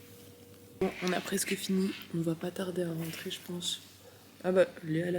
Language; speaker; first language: French; native; French